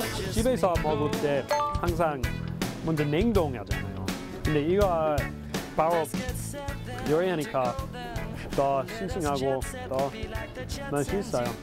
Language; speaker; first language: Korean; non-native, fluent; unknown